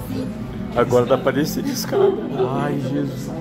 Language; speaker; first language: Portuguese; native; Portuguese